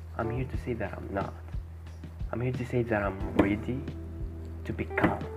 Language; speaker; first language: English; non-native, fluent; Arabic